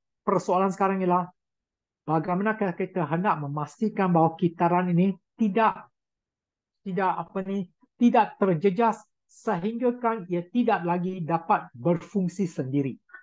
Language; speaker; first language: Malay; non-native, local second language; Chinese